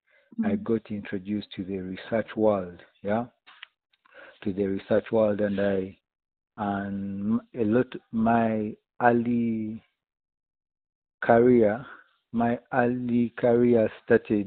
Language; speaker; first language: English; non-native, local second language; Ganda